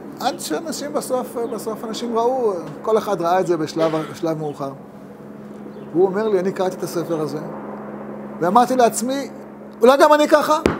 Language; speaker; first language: Hebrew; native; Hebrew